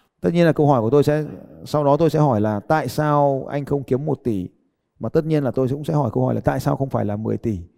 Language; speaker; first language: Vietnamese; native; Vietnamese